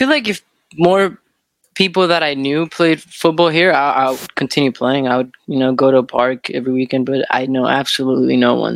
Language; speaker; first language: English; non-native, fluent; Spanish